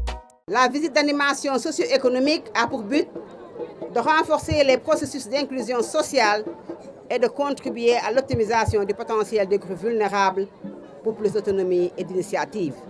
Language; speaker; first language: French; non-native, local second language; Wolof